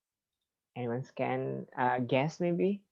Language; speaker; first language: English; non-native, fluent; Indonesian